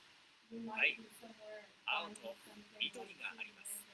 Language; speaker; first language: Japanese; non-native, learner; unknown